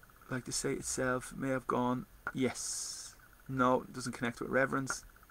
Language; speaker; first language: English; native; English